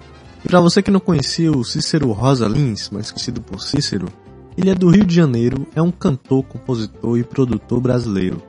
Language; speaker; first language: Portuguese; native; Portuguese